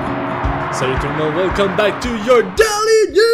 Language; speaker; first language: French; native; French